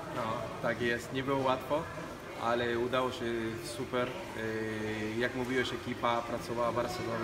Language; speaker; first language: Polish; non-native, fluent; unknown